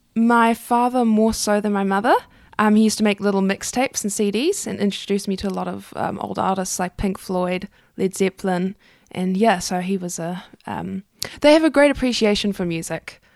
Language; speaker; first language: English; native; English